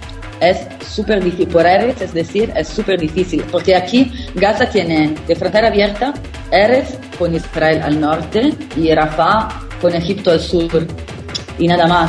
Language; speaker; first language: Spanish; non-native, fluent; Italian